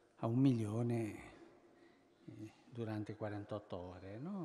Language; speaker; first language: Italian; early bilingual, heritage; Spanish